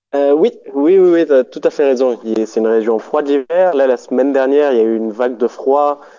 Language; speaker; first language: French; native; French